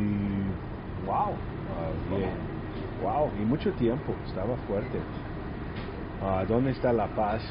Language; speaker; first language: Spanish; early bilingual, heritage; Spanish